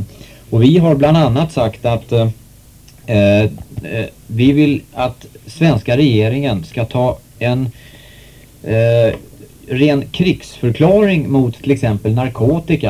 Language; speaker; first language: Swedish; native; Swedish